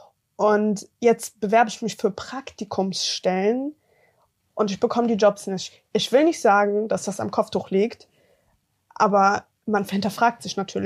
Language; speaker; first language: German; early bilingual, other home language; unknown